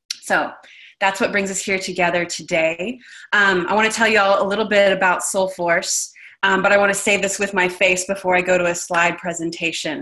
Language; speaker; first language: English; native; English